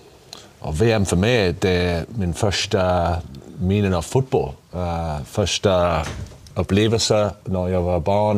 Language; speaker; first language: Swedish; non-native, learner; English